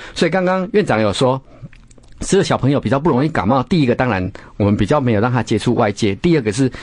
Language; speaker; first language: Chinese; native; Chinese